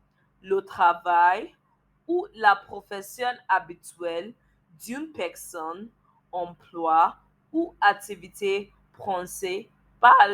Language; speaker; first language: French; non-native, learner; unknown